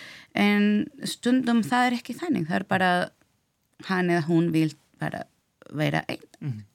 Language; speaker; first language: Icelandic; non-native, learner; Spanish